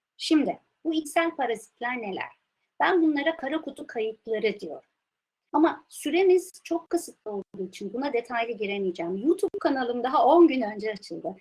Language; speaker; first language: Turkish; early bilingual, heritage; Turkish